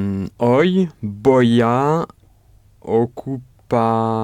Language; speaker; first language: Spanish; non-native, learner; French